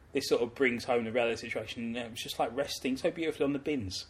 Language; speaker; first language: English; native; English